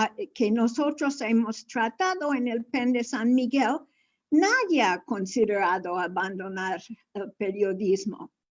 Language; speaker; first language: Spanish; non-native, fluent; English